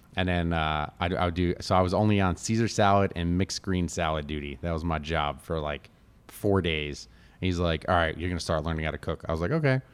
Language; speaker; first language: English; native; English